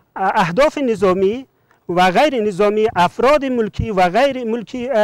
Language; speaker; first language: Persian; native; Persian